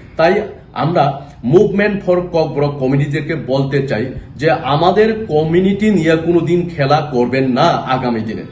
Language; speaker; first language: Bangla; non-native, local second language; Kok Borok